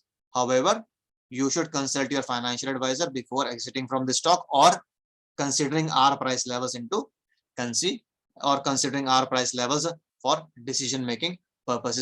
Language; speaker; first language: English; non-native, local second language; Hindi